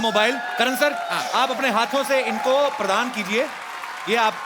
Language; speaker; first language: Hindi; native; Hindi